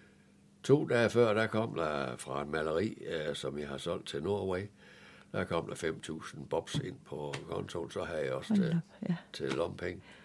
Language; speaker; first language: Danish; native; Danish